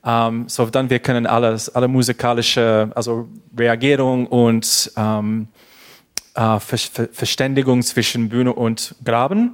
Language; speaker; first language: German; non-native, learner; English